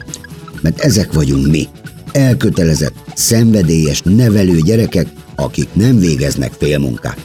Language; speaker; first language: Hungarian; native; Hungarian